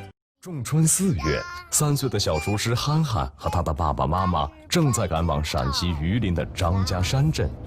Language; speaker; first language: Chinese; native; Chinese